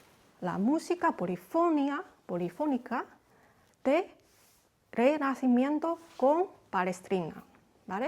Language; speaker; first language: Spanish; non-native, fluent; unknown